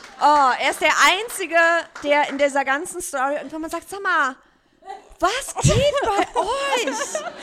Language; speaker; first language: German; native; German